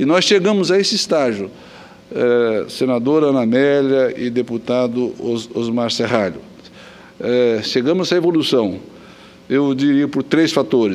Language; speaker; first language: Portuguese; native; Portuguese